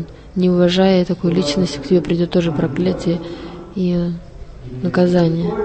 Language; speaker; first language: Russian; non-native, learner; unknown